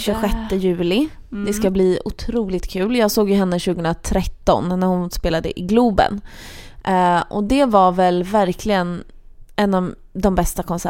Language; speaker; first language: Swedish; native; Swedish